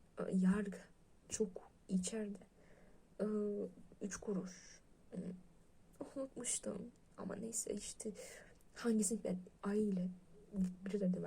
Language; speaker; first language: Turkish; non-native, learner; Russian